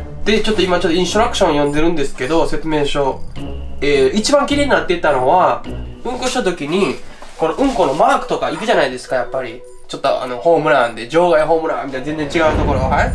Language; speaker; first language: Japanese; native; Japanese